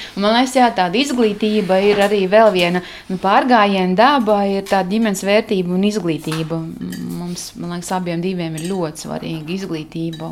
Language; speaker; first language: Latvian; native; Latvian